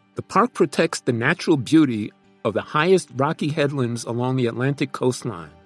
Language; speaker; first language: English; native; English